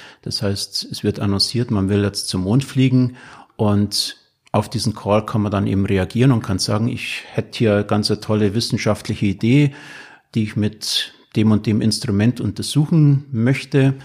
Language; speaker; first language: German; native; German